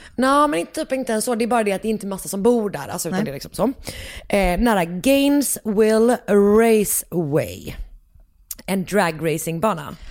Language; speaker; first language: Swedish; native; Swedish